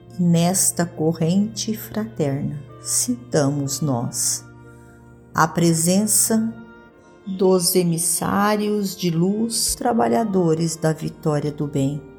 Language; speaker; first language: Portuguese; native; Portuguese